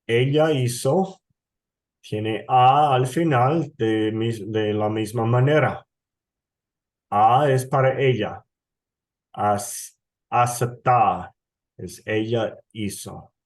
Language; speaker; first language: Spanish; non-native, fluent; English